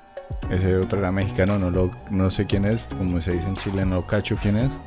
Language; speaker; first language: Spanish; native; Spanish